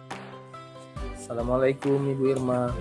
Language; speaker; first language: Indonesian; non-native, local second language; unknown